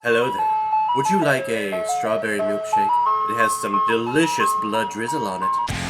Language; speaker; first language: English; native; English